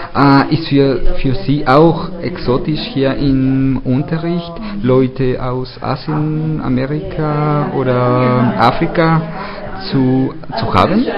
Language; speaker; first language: German; non-native, learner; Spanish